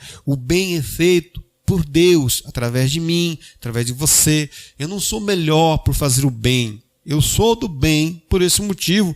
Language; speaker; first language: Portuguese; native; Portuguese